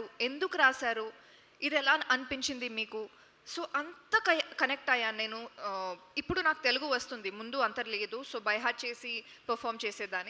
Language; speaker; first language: Telugu; non-native, fluent; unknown